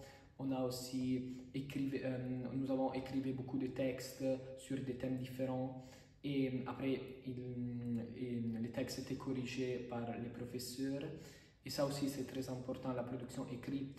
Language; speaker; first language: French; non-native, fluent; Italian